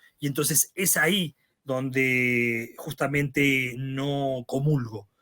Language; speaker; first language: Spanish; native; Spanish